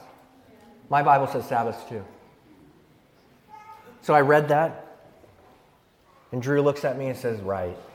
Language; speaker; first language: English; native; English